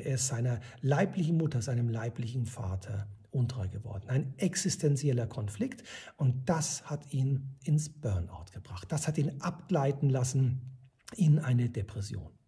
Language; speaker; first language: German; native; German